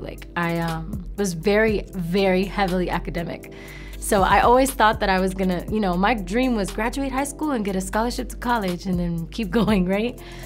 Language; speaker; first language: English; early bilingual, other home language; Spanish